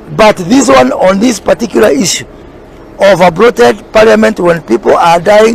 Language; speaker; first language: English; non-native, local second language; Kikuyu